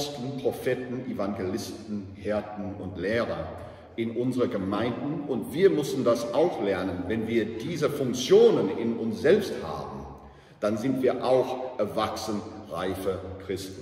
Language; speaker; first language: German; non-native, learner; English